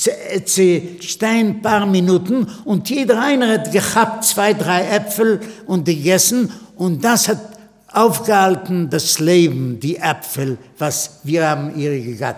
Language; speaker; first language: German; non-native, fluent; Yiddish